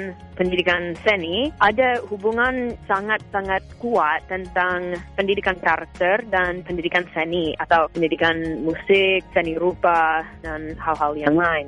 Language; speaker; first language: Indonesian; non-native, fluent; English